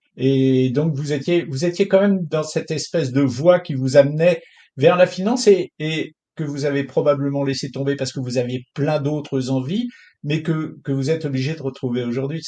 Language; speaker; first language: French; native; French